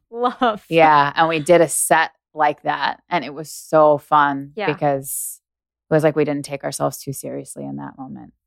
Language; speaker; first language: English; native; English